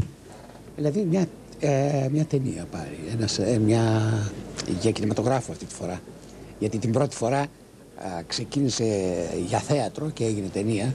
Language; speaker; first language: Greek; native; Greek